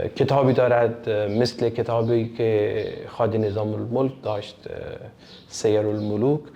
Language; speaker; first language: Persian; non-native, fluent; Punjabi